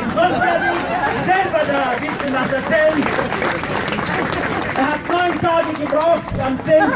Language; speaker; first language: German; non-native, fluent; Russian